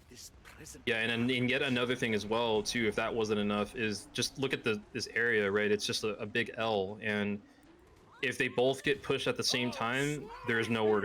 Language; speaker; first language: English; native; English